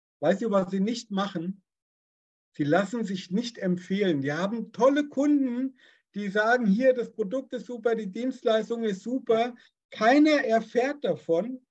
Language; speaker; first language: German; native; German